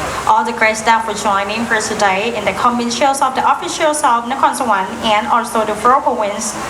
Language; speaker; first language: English; non-native, learner; Thai